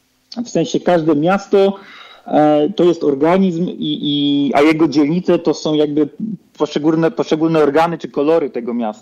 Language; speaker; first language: Polish; native; Polish